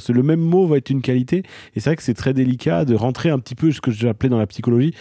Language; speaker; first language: French; native; French